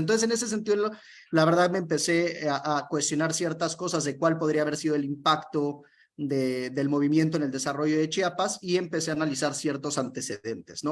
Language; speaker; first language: Spanish; native; Spanish